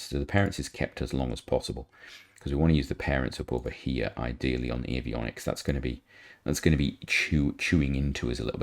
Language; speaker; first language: English; native; English